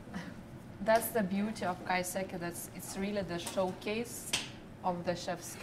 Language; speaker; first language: English; non-native, fluent; Lithuanian